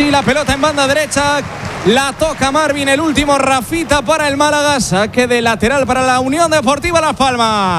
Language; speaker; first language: Spanish; native; Spanish